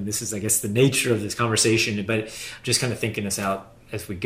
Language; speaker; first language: English; native; English